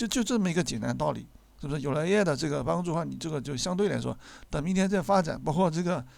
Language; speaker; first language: Chinese; native; Chinese